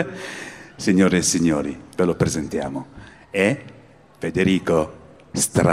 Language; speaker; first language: Italian; native; Italian